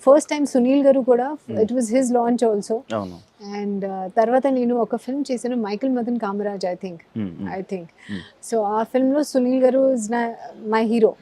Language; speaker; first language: Telugu; non-native, learner; Hindi